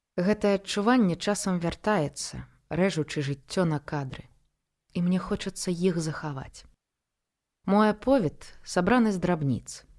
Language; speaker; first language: Belarusian; non-native, local second language; Russian